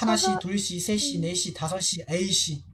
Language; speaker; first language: Korean; non-native, fluent; Chinese